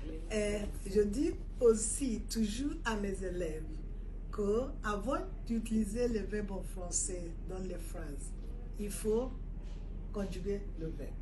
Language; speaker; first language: French; non-native, fluent; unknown